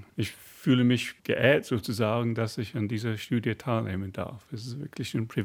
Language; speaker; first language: German; non-native, fluent; English